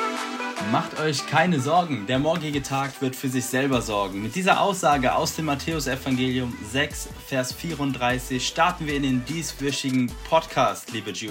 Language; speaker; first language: German; native; German